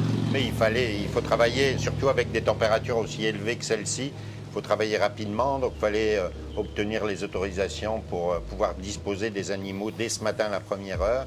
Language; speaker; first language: French; native; French